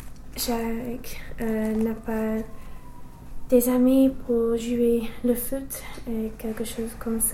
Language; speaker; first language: French; non-native, learner; English